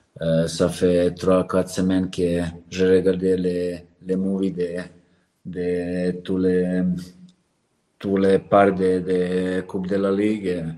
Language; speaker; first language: French; non-native, learner; Serbian